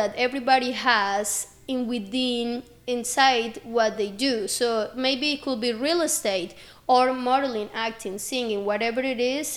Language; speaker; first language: English; non-native, fluent; Spanish